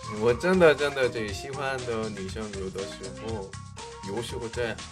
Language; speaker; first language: Chinese; non-native, learner; Korean